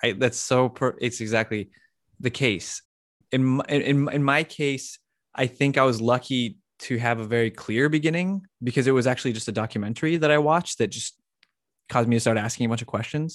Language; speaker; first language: English; native; English